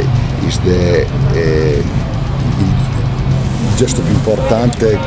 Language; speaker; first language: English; non-native, learner; Italian